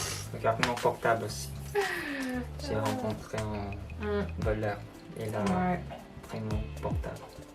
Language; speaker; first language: French; non-native, learner; Korean